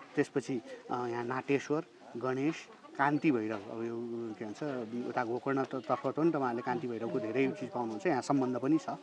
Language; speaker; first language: Nepali; non-native, local second language; Newari